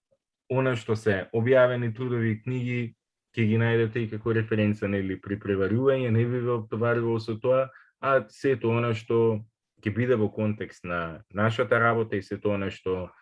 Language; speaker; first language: Macedonian; native; Macedonian